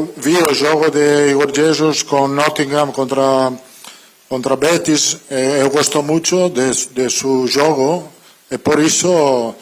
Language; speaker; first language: Spanish; non-native, fluent; Italian